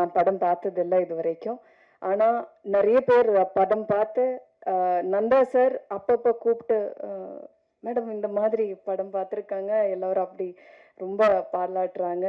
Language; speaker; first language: Tamil; non-native, fluent; Malayalam